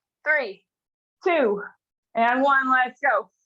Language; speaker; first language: English; native; English